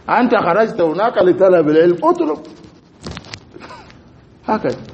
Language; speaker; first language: Arabic; non-native, fluent; Swahili